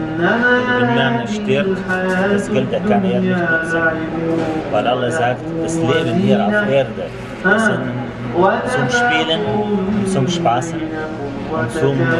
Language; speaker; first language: German; non-native, fluent; Arabic